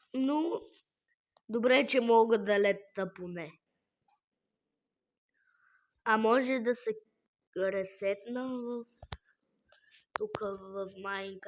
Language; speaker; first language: Bulgarian; native; Bulgarian